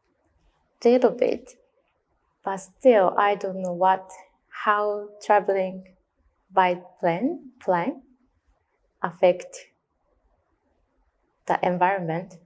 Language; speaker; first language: English; non-native, learner; Japanese